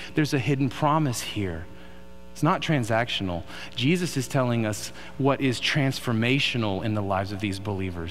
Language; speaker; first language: English; native; English